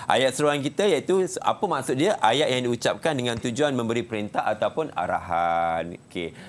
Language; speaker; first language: Malay; native; Malay